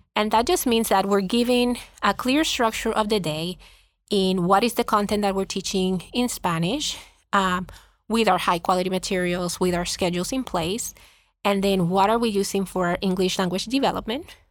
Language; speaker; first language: English; non-native, fluent; Spanish